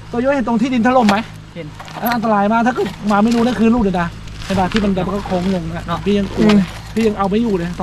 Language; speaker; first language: Thai; native; Thai